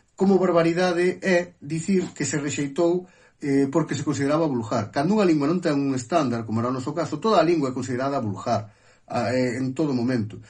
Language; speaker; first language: Galician; native; Galician